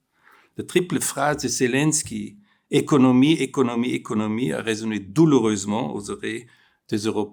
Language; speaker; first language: French; non-native, fluent; German